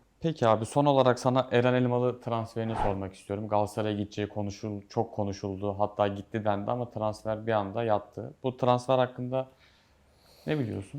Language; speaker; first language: Turkish; native; Turkish